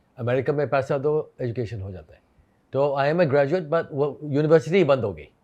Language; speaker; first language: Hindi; non-native, fluent; English